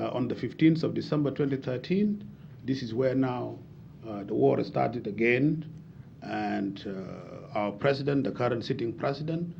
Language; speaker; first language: English; non-native, fluent; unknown